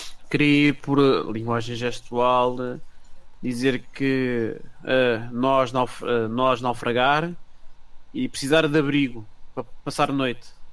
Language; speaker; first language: Portuguese; native; Portuguese